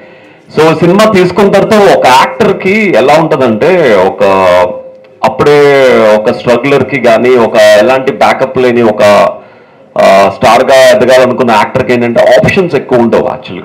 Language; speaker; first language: Telugu; native; Telugu